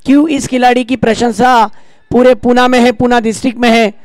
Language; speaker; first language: Hindi; non-native, local second language; Marathi